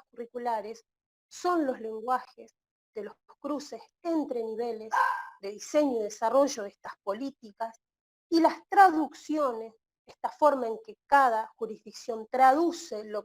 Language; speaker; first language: Spanish; native; Spanish